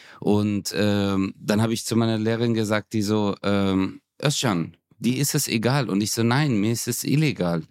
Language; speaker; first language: German; early bilingual, other home language; Turkish